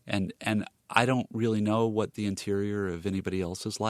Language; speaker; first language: English; native; English